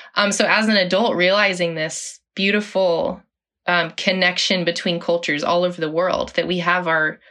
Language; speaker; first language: English; native; English